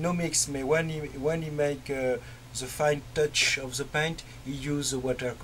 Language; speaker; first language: English; non-native, learner; French